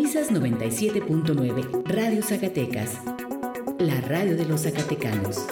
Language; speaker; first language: Spanish; native; Spanish